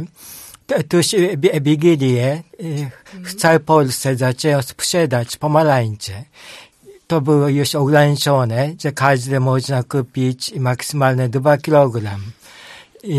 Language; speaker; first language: Polish; non-native, learner; Japanese